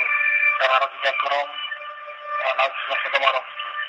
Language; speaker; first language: Czech; non-native, local second language; Romany